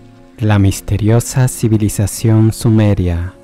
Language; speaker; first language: Spanish; native; Spanish